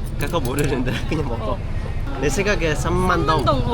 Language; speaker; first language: Korean; non-native, fluent; Vietnamese